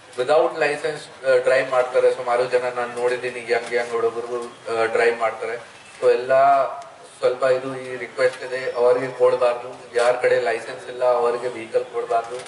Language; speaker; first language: Kannada; non-native, learner; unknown